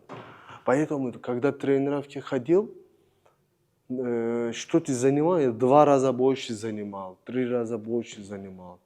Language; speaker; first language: Russian; non-native, learner; Turkish